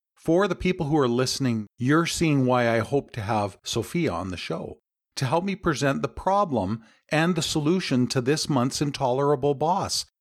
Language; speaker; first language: English; native; English